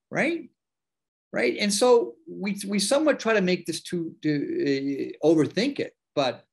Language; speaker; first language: English; native; English